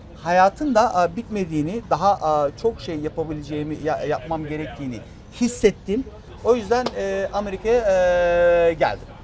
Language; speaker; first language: Turkish; native; Turkish